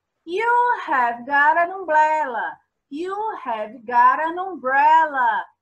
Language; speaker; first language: English; non-native, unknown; Portuguese